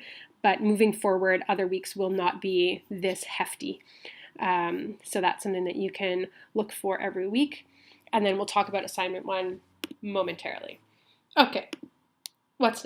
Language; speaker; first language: English; native; English